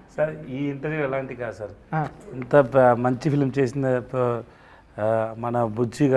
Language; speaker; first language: Telugu; non-native, learner; Tamil